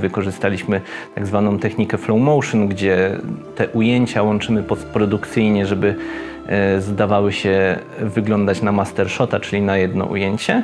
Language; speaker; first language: Polish; native; Polish